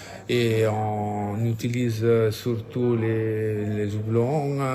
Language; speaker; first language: French; non-native, fluent; Italian